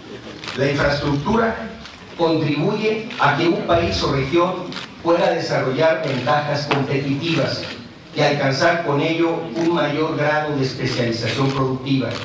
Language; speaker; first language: Spanish; native; Spanish